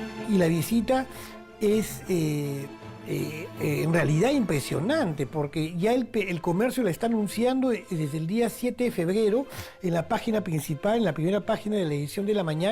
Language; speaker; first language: Spanish; native; Spanish